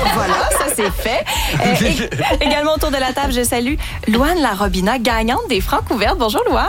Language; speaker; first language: French; native; French